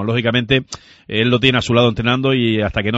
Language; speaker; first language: Spanish; native; Spanish